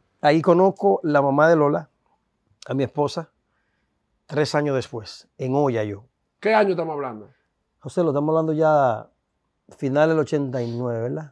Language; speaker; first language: Spanish; native; Spanish